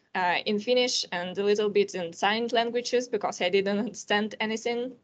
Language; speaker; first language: English; non-native, learner; Russian